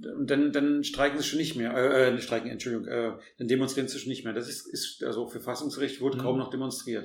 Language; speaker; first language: German; native; German